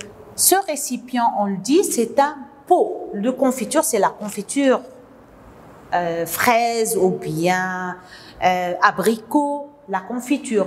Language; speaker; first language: French; non-native, local second language; Arabic